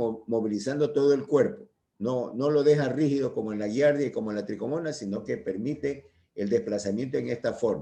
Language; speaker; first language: Spanish; native; Spanish